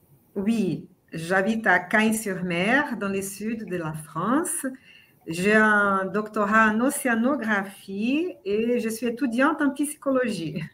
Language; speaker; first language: French; non-native, fluent; Portuguese